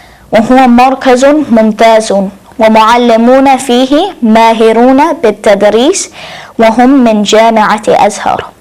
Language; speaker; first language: Arabic; non-native, learner; English